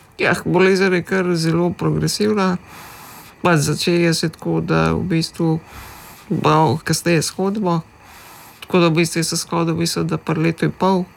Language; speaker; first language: Slovenian; early bilingual, other home language; Macedonian